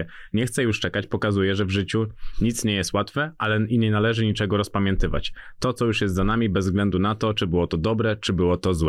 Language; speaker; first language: Polish; native; Polish